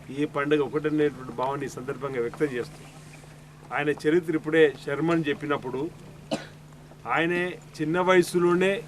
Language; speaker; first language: Telugu; native; Telugu